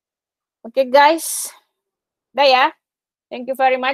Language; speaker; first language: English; non-native, fluent; Indonesian